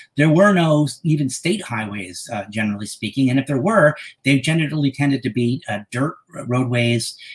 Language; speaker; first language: English; native; English